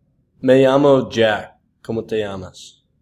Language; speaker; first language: Spanish; non-native, learner; English